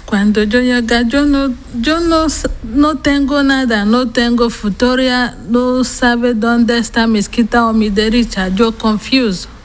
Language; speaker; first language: Spanish; non-native, learner; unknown